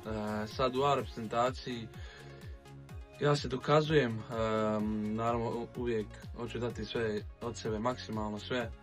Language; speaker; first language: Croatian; early bilingual, heritage; Bosnian